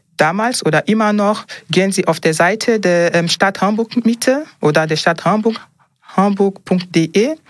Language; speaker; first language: German; non-native, fluent; French